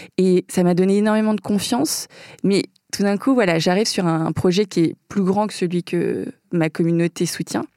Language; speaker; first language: French; early bilingual, other home language; Vietnamese